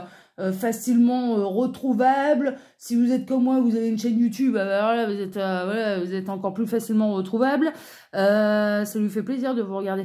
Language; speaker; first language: French; native; French